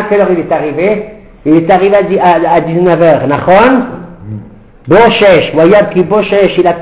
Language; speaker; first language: French; native; French